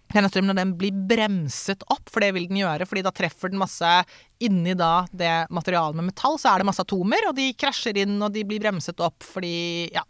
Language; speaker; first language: Norwegian; native; Norwegian